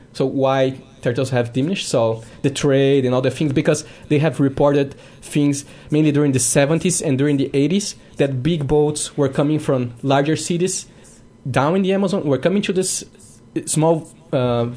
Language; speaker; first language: English; non-native, fluent; Portuguese